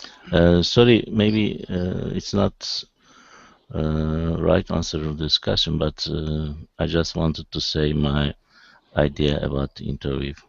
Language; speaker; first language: English; non-native, learner; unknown